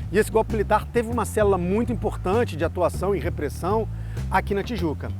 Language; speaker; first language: Portuguese; native; Portuguese